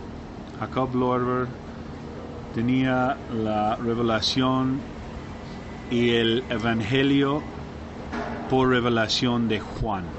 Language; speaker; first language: Spanish; non-native, learner; English